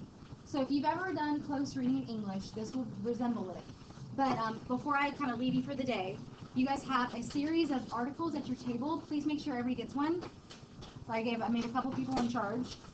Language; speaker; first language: English; native; English